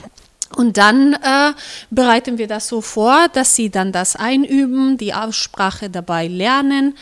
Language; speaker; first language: German; non-native, fluent; Spanish